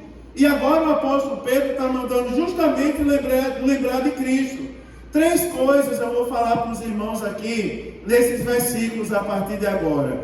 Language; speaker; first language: Portuguese; native; Portuguese